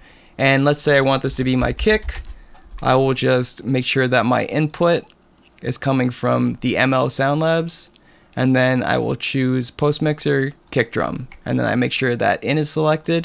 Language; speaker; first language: English; native; English